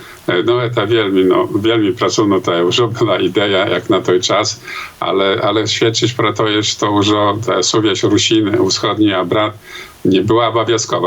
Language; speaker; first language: Polish; non-native, local second language; Belarusian